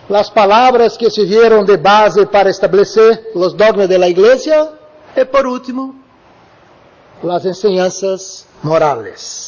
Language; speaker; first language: Spanish; non-native, learner; Portuguese